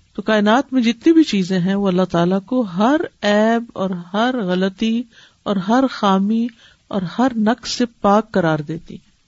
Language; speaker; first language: Urdu; native; Urdu